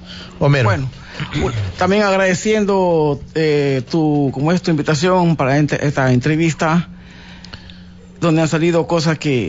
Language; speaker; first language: Spanish; native; Spanish